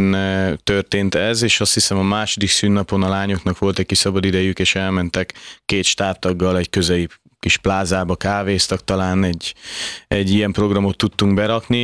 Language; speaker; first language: Hungarian; native; Hungarian